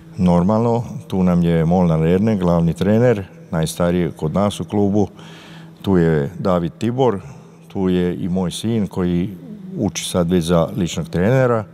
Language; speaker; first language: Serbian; non-native, local second language; Hungarian